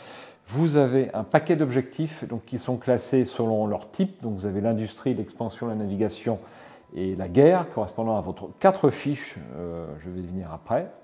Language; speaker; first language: French; native; French